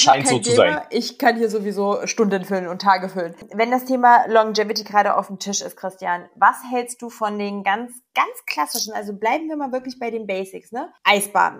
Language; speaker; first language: German; native; German